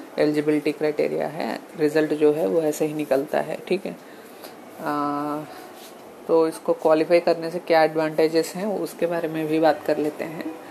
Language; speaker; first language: Hindi; non-native, local second language; Telugu